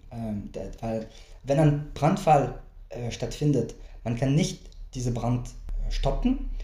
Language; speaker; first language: German; non-native, fluent; French